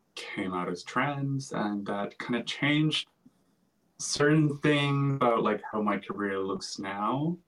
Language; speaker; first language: English; non-native, fluent; Finnish